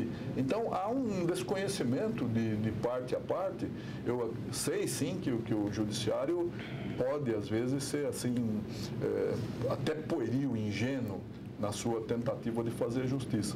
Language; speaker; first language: Portuguese; native; Portuguese